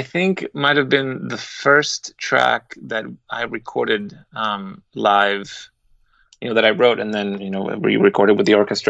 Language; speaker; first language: English; non-native, fluent; Spanish